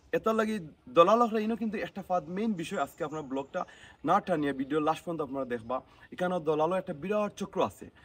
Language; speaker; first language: Bangla; native; Bangla